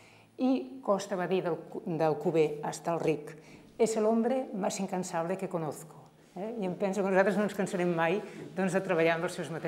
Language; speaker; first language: Catalan; native; Catalan